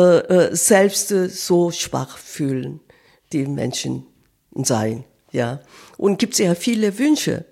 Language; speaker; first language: German; non-native, fluent; Korean